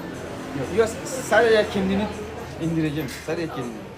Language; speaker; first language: Turkish; non-native, learner; French